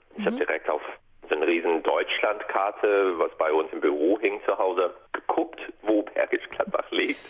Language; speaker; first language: German; non-native, fluent; English